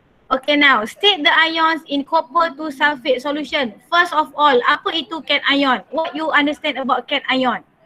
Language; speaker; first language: English; non-native, local second language; Malay